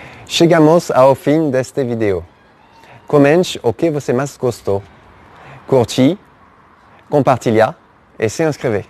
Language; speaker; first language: Portuguese; non-native, fluent; French